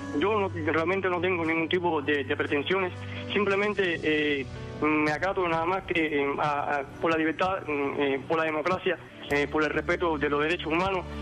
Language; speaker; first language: Spanish; native; Spanish